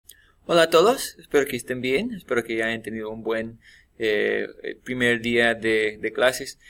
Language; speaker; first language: Spanish; non-native, fluent; English